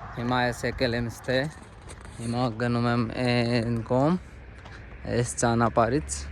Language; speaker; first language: Armenian; non-native, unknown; Hindi